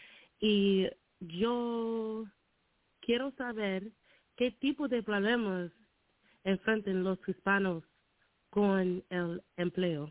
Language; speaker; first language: Spanish; non-native, learner; English